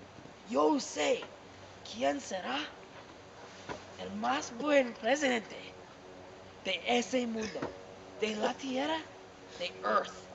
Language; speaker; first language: Spanish; non-native, learner; English